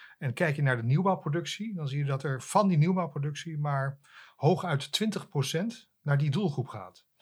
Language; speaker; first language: Dutch; native; Dutch